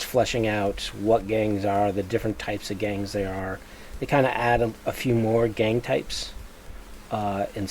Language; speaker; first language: English; native; English